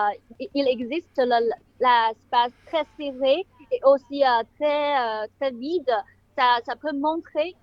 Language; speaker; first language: French; non-native, learner; Chinese